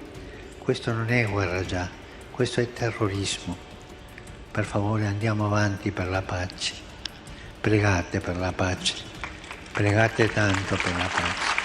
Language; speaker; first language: Italian; non-native, fluent; Spanish